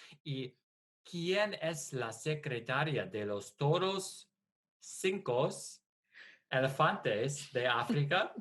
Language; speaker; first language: Spanish; non-native, fluent; English